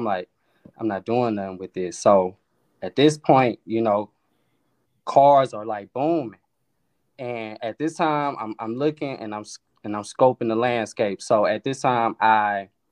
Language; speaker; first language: English; native; English